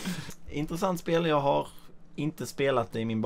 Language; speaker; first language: Swedish; native; Swedish